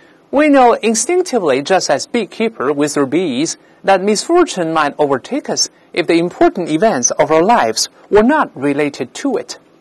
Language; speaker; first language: English; non-native, fluent; Chinese